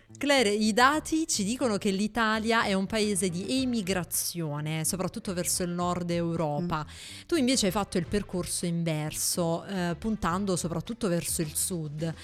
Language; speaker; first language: Italian; native; Italian